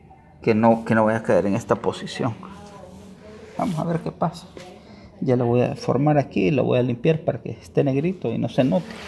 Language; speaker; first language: Spanish; native; Spanish